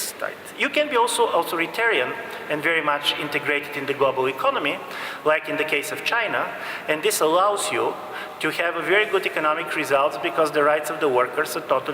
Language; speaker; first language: English; non-native, fluent; Bulgarian